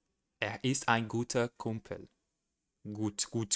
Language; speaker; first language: German; non-native, learner; Portuguese